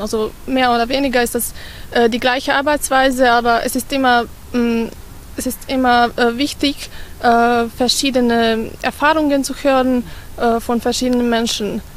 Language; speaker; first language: German; non-native, fluent; Serbian